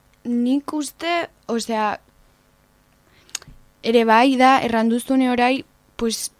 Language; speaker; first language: Basque; non-native, learner; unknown